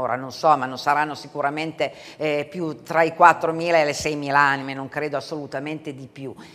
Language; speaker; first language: Italian; native; Italian